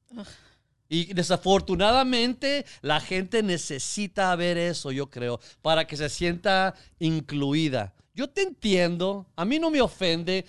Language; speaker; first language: Spanish; early bilingual, heritage; Spanish